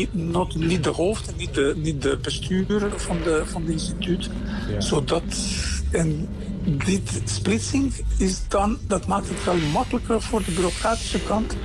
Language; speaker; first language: Dutch; non-native, fluent; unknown